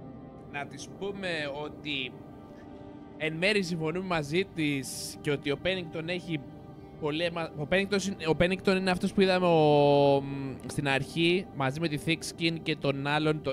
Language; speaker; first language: Greek; native; Greek